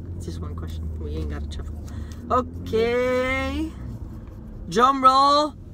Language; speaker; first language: English; early bilingual, other home language; Spanish